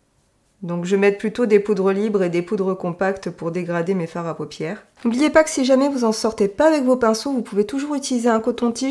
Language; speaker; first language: French; native; French